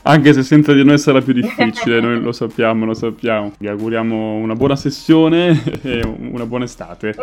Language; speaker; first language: Italian; native; Italian